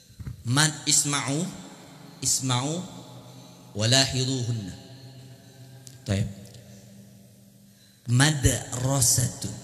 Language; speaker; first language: Arabic; non-native, fluent; Indonesian